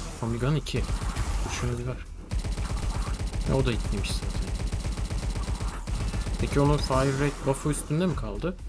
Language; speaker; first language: Turkish; native; Turkish